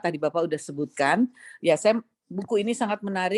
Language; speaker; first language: Indonesian; native; Indonesian